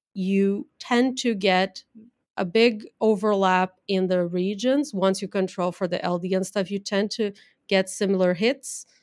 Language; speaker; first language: English; non-native, fluent; Portuguese